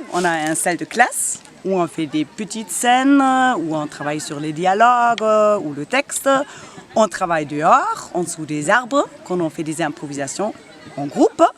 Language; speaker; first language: French; non-native, fluent; German